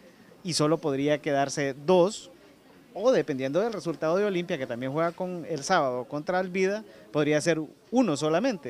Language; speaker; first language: Spanish; native; Spanish